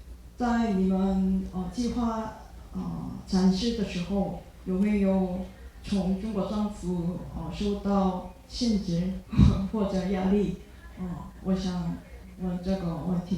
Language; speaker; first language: Chinese; non-native, fluent; Korean